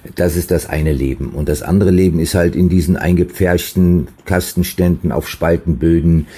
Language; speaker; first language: German; native; German